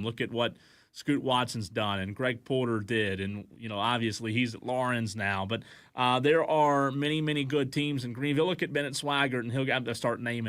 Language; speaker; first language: English; native; English